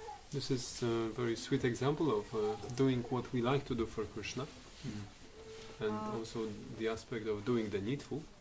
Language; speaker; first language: English; non-native, fluent; Polish